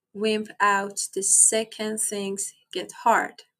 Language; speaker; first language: English; non-native, fluent; Persian